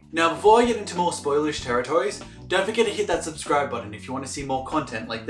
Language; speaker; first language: English; native; English